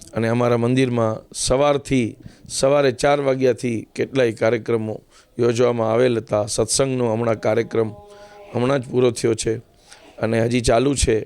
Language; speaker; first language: Gujarati; non-native, local second language; Sindhi